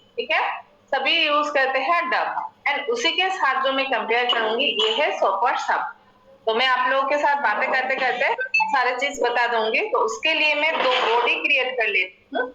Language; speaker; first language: Hindi; non-native, local second language; Assamese